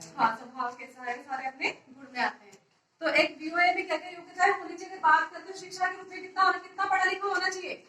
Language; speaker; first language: Hindi; native; Hindi